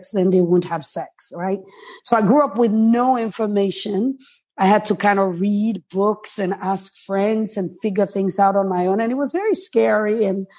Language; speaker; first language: English; non-native, local second language; Krio